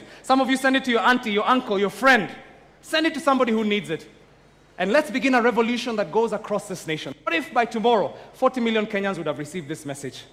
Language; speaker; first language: English; non-native, local second language; Kikuyu